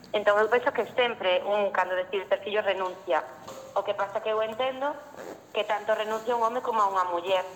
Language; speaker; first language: Galician; non-native, local second language; Spanish